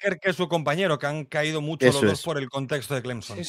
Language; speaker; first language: Spanish; native; Spanish